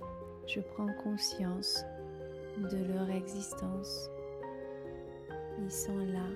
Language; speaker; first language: French; non-native, fluent; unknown